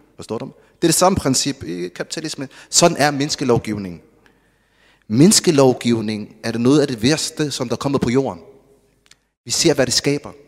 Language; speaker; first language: Danish; non-native, fluent; Arabic